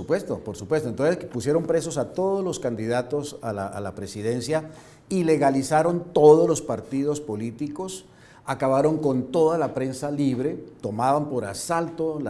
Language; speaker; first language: Spanish; native; Spanish